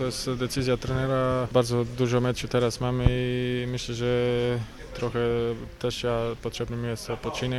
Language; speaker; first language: Polish; non-native, fluent; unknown